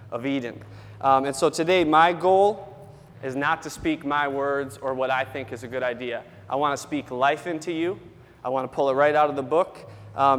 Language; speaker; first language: English; native; English